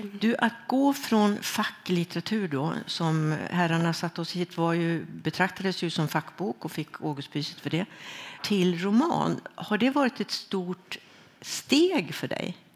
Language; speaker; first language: Swedish; native; Swedish